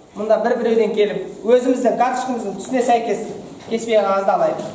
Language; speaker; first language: Kazakh; native; Kazakh